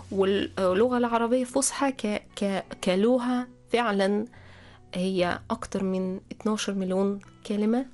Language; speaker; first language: Arabic; non-native, fluent; Russian